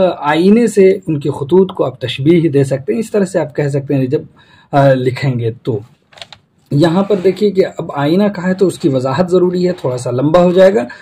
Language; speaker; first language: Urdu; native; Urdu